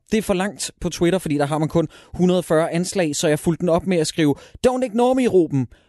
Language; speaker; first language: Danish; native; Danish